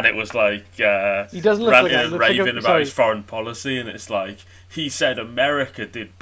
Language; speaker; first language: English; native; English